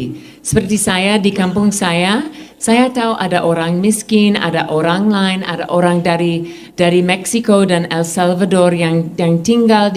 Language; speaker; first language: Indonesian; non-native, fluent; English